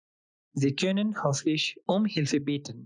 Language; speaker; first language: German; non-native, fluent; Bangla